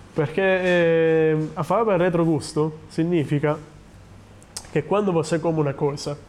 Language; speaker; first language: Portuguese; non-native, learner; Italian